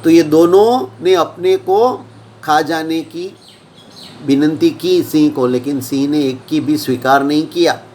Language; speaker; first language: Hindi; non-native, local second language; Gujarati